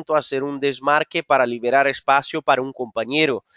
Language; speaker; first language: Spanish; non-native, fluent; Portuguese